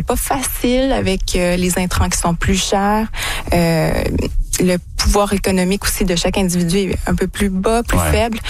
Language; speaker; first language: French; native; French